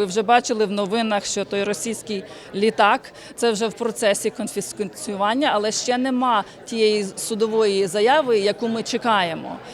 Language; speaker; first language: Ukrainian; early bilingual, heritage; Ukrainian